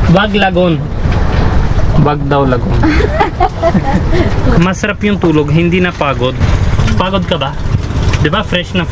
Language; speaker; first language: Filipino; non-native, learner; Hindi